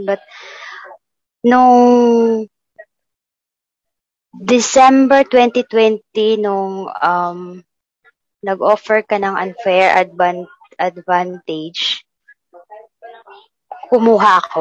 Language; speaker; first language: English; non-native, local second language; Cebuano